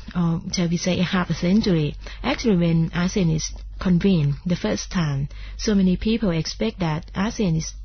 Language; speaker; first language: English; non-native, fluent; Thai